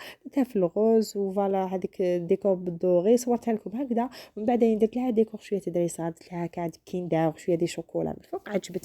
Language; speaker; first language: Arabic; native; Arabic